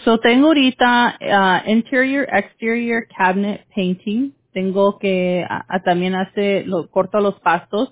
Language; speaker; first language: Spanish; early bilingual, heritage; Spanish